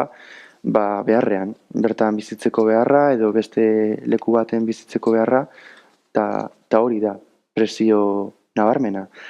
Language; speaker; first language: Basque; native; Basque